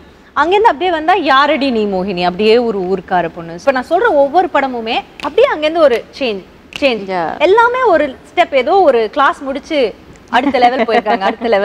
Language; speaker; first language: Tamil; native; Tamil